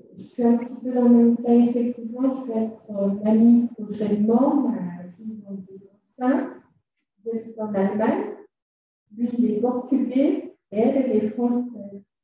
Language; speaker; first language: French; native; French